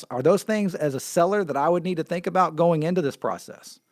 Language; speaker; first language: English; native; English